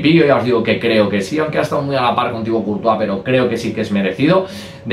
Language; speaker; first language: Spanish; native; Spanish